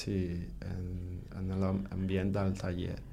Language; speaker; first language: Catalan; non-native, learner; Portuguese